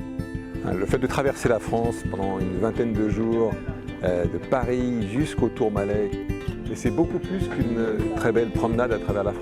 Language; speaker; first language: French; native; French